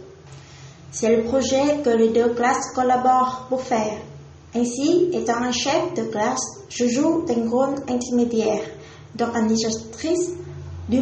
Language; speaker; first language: French; non-native, fluent; Vietnamese